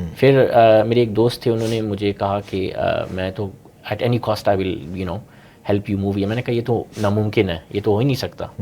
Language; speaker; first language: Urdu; early bilingual, heritage; Urdu